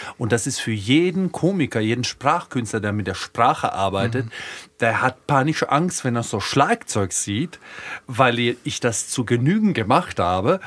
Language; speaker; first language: German; early bilingual, other home language; Croatian